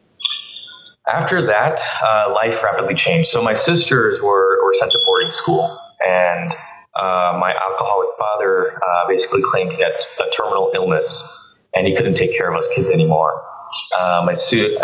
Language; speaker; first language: English; early bilingual, other home language; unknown